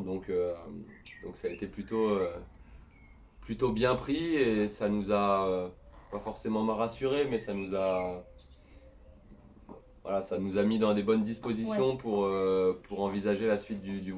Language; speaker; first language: French; native; French